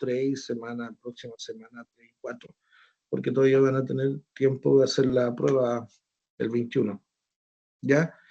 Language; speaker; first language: Spanish; native; Spanish